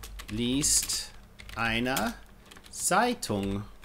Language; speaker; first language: German; non-native, learner; English